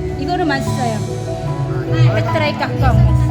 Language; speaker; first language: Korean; non-native, fluent; Khmer